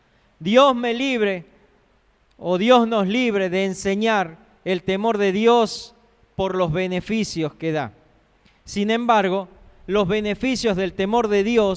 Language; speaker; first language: Spanish; native; Spanish